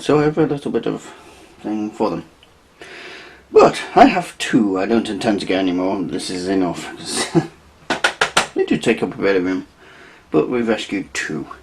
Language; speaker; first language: English; native; English